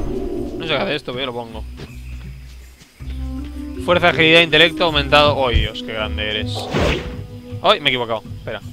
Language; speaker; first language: Spanish; native; Spanish